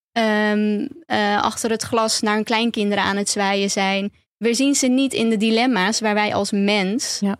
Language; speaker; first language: Dutch; early bilingual, other home language; Turkish